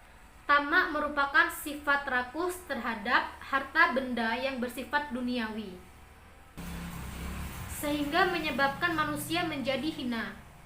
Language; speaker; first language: Indonesian; native; Indonesian